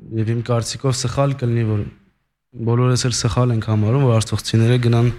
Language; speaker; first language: Armenian; early bilingual, heritage; Armenian